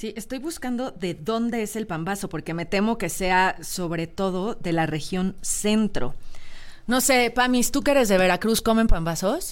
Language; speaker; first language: Spanish; native; Spanish